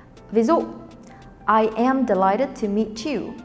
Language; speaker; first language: English; non-native, fluent; Vietnamese